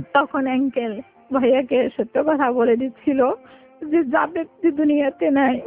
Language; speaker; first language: Bangla; early bilingual, heritage; Bangla